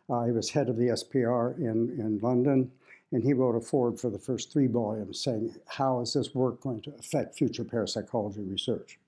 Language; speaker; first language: English; native; English